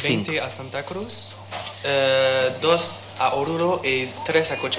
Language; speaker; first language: Spanish; non-native, learner; French